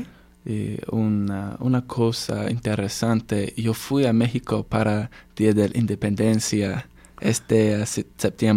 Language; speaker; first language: Spanish; non-native, learner; English